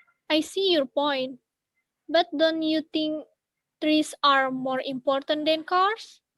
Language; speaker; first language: English; non-native, learner; Indonesian